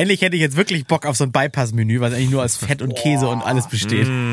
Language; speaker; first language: German; native; German